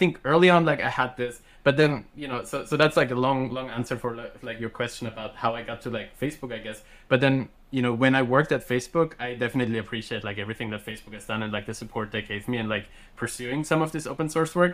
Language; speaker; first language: English; non-native, fluent; German